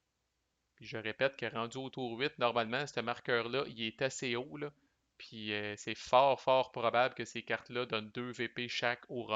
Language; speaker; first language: French; native; French